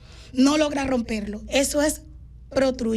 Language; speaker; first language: Spanish; native; Spanish